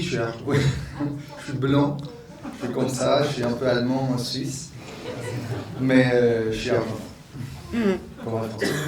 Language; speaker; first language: French; non-native, fluent; Spanish